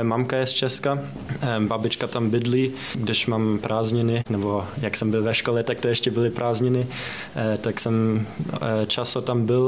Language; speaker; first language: Czech; early bilingual, heritage; German